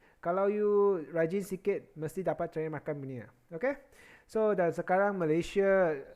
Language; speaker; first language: Malay; non-native, local second language; Chinese